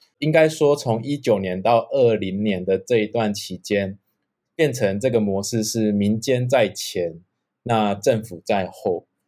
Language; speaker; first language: Chinese; native; Chinese